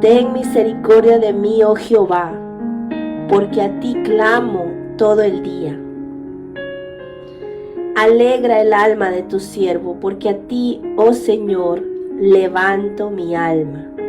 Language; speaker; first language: Spanish; native; Spanish